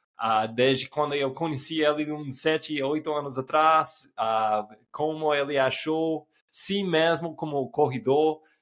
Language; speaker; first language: Portuguese; non-native, fluent; English